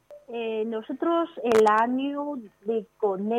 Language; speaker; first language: Spanish; non-native, learner; Chinese